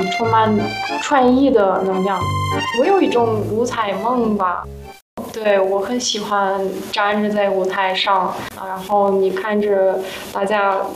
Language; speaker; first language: Chinese; non-native, fluent; Russian